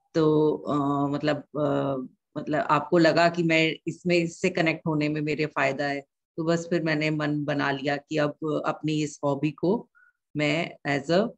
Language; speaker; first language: Hindi; native; Hindi